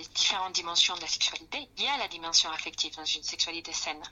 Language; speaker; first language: French; non-native, fluent; Spanish